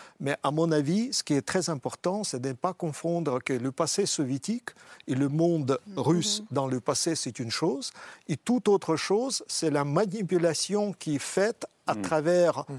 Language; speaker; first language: French; non-native, fluent; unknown